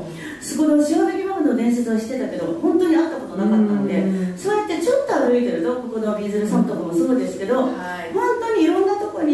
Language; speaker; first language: Japanese; native; Japanese